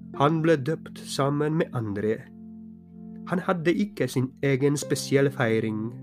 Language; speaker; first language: Norwegian; non-native, fluent; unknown